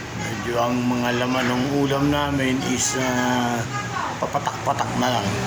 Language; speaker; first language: Filipino; non-native, local second language; Iloko